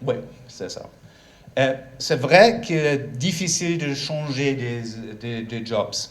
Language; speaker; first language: French; non-native, learner; German